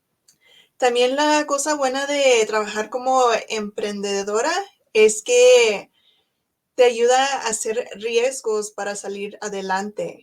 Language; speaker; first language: Spanish; early bilingual, other home language; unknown